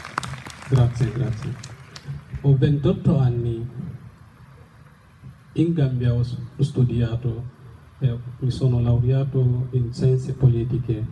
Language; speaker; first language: Italian; non-native, fluent; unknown